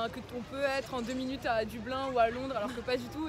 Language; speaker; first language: French; native; French